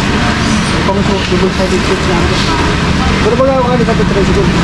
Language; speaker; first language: Filipino; non-native, local second language; Bikol